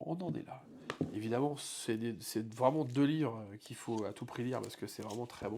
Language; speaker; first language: French; native; French